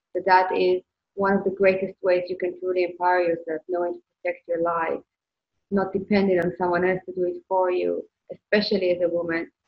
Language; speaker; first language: English; non-native, fluent; Hebrew